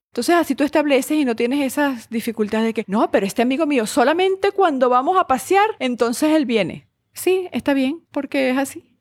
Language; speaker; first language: Spanish; native; Spanish